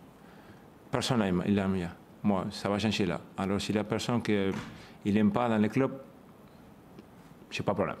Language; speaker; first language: French; non-native, fluent; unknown